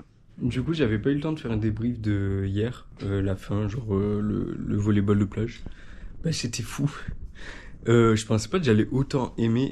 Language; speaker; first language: French; native; French